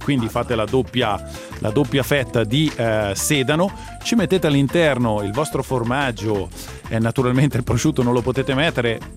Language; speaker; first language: Italian; native; Italian